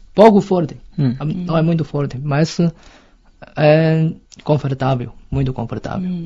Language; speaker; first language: Portuguese; non-native, fluent; Chinese